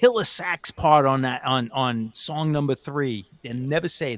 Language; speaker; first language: English; native; English